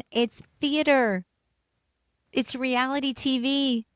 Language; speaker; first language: English; native; English